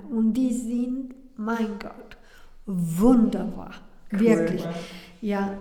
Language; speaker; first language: German; non-native, learner; Spanish